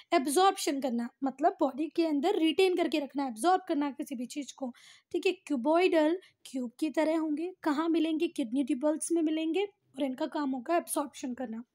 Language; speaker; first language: Hindi; native; Hindi